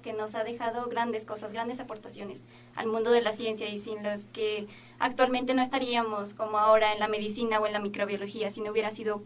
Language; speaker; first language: Spanish; native; Spanish